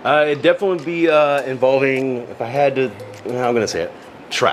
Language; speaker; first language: English; native; English